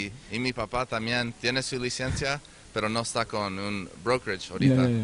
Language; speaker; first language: Spanish; early bilingual, heritage; Spanish